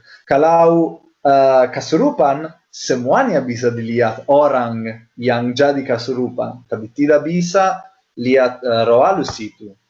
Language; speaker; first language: Indonesian; non-native, learner; Italian